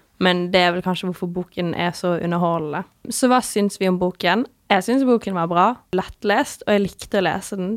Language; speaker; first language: Norwegian; native; Norwegian